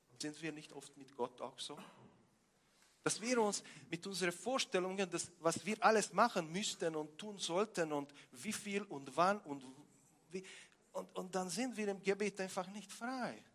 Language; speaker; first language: German; non-native, fluent; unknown